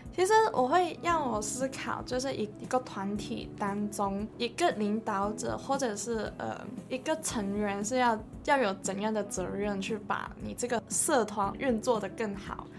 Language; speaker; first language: Chinese; non-native, local second language; Cantonese